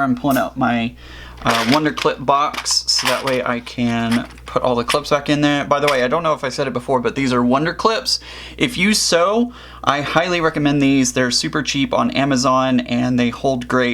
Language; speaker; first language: English; native; English